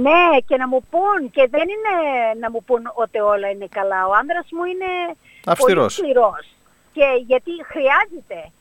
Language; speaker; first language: Greek; early bilingual, heritage; Greek